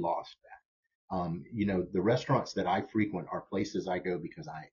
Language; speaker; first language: English; native; English